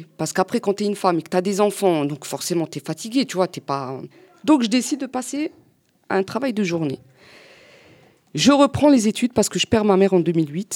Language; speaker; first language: French; native; French